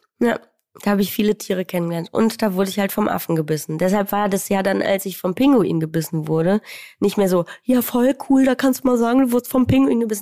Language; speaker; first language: German; native; German